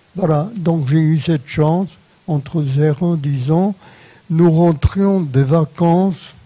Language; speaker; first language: French; non-native, fluent; Polish